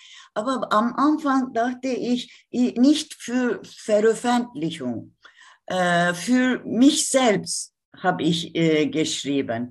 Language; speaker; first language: German; non-native, learner; Turkish